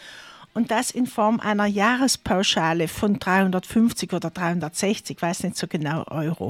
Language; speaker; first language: German; native; German